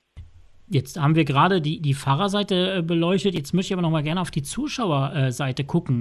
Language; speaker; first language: German; native; German